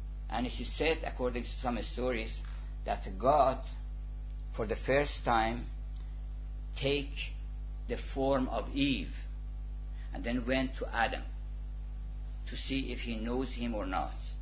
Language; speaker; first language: English; non-native, fluent; Persian